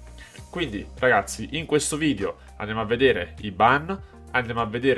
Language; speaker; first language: Italian; native; Italian